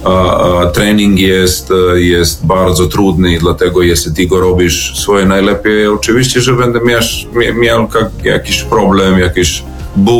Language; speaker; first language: Polish; non-native, learner; Serbian